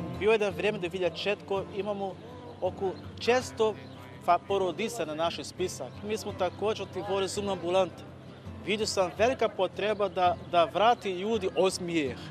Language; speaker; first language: Bosnian; non-native, learner; Portuguese